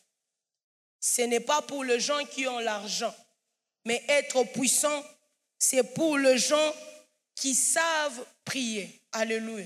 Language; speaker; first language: French; non-native, local second language; Swahili